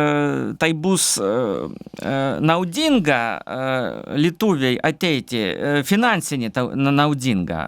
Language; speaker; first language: Lithuanian; non-native, learner; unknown